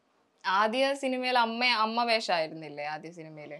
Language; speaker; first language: Malayalam; native; Malayalam